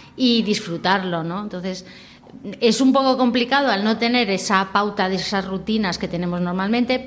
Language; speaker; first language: Spanish; non-native, local second language; Catalan